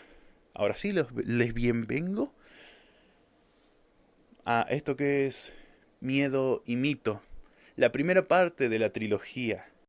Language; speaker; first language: Spanish; native; Spanish